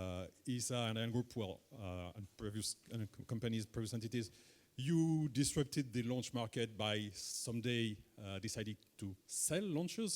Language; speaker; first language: English; non-native, fluent; French